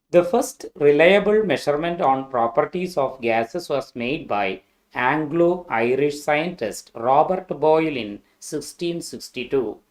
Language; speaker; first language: English; non-native, local second language; Malayalam